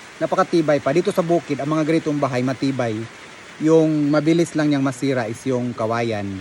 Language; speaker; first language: Filipino; non-native, local second language; Cebuano